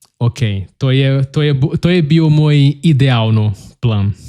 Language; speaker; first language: Bosnian; non-native, learner; Portuguese